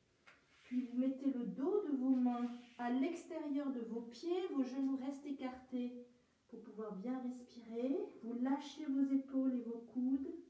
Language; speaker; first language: French; native; French